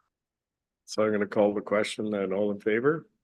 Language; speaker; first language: English; native; English